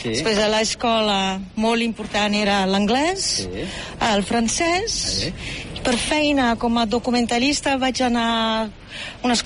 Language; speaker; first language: Catalan; non-native, fluent; Portuguese